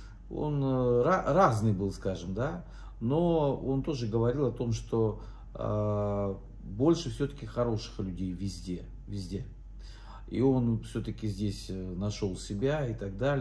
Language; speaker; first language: Russian; native; Russian